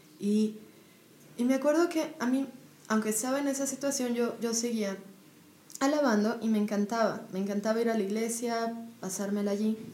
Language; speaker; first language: Spanish; native; Spanish